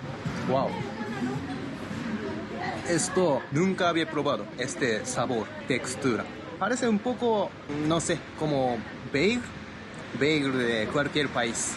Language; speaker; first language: Spanish; non-native, fluent; Japanese